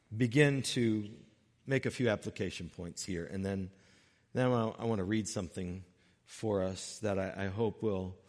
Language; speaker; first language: English; native; English